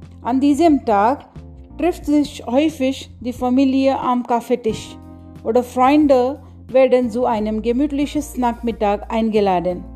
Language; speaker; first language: German; non-native, learner; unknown